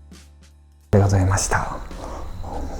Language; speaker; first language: Japanese; non-native, fluent; Chinese